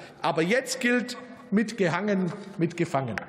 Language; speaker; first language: German; native; German